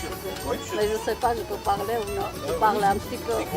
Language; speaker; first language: French; non-native, learner; Armenian